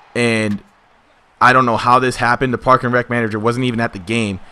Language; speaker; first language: English; native; English